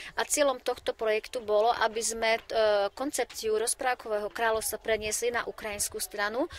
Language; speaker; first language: Slovak; native; Slovak